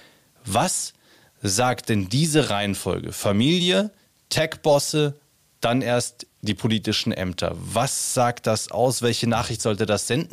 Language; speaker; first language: German; native; German